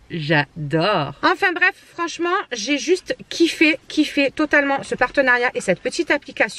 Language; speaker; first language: French; native; French